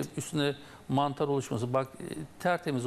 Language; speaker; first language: Turkish; native; Turkish